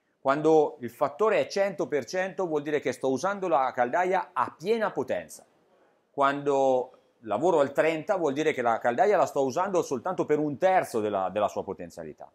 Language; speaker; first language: Italian; native; Italian